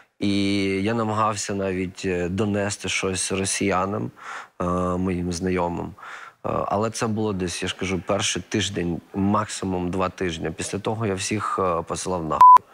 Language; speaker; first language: Ukrainian; native; Ukrainian